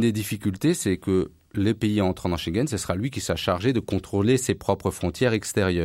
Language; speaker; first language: French; native; French